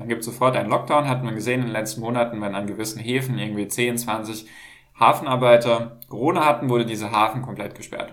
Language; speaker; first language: German; native; German